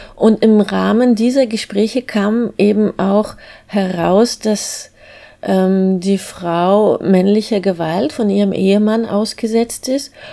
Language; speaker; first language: German; native; German